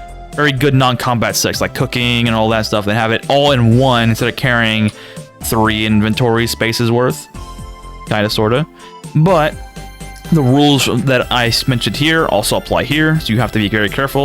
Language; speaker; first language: English; native; English